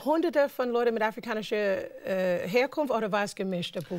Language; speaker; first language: German; non-native, fluent; English